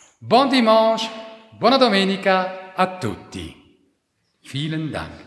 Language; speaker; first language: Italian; non-native, fluent; German